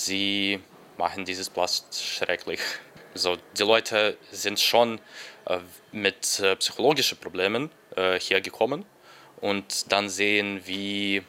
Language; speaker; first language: German; non-native, learner; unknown